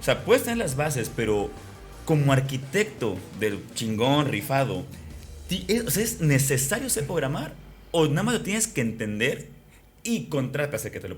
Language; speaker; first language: Spanish; native; Spanish